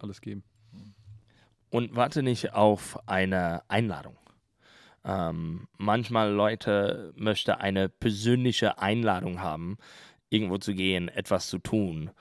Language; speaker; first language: German; non-native, fluent; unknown